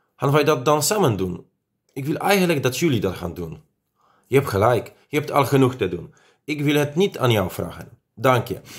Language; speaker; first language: Dutch; non-native, fluent; Polish